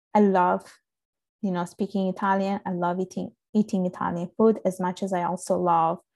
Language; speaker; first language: English; non-native, fluent; Italian